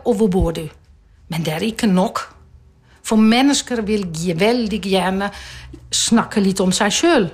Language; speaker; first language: Norwegian; non-native, fluent; Dutch